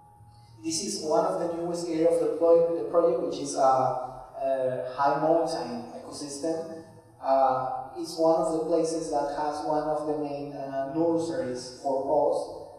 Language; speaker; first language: English; non-native, fluent; Spanish